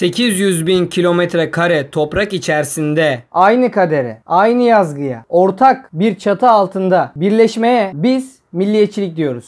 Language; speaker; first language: Turkish; native; Turkish